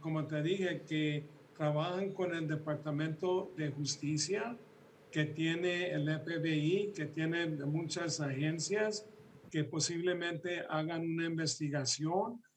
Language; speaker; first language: Spanish; early bilingual, heritage; Spanish